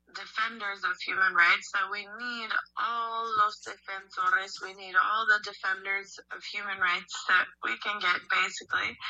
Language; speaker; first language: English; native; English